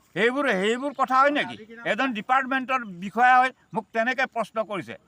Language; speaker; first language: Assamese; non-native, local second language; Nepali